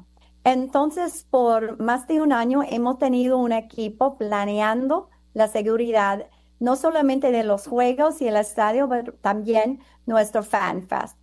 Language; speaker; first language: Spanish; non-native, fluent; English